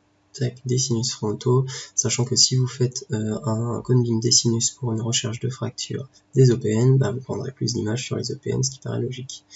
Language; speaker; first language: French; native; French